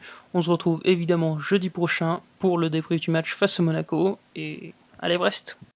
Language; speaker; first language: French; native; French